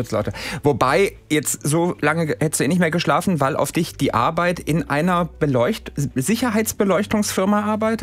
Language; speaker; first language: German; native; German